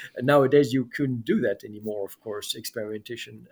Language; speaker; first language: English; non-native, fluent; French